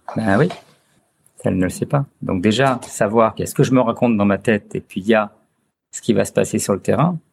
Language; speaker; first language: French; native; French